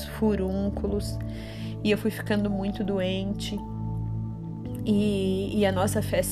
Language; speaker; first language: Portuguese; native; Portuguese